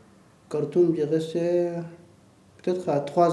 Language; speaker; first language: French; non-native, learner; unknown